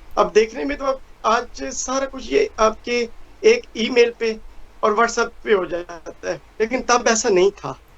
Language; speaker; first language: Hindi; non-native, local second language; Punjabi